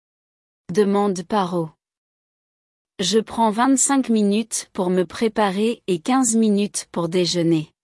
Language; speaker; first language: French; non-native, learner; Chinese